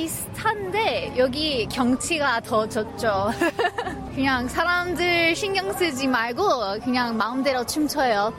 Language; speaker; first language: Korean; non-native, fluent; English